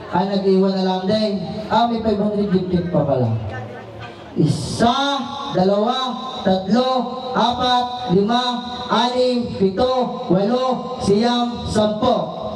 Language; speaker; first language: Filipino; native; Filipino